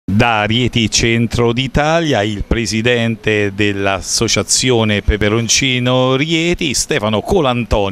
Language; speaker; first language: Italian; native; Italian